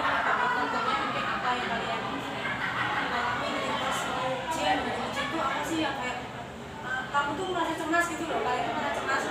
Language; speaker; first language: Indonesian; native; Indonesian